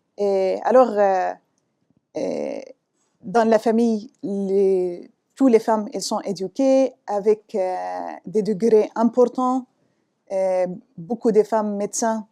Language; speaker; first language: French; non-native, fluent; Arabic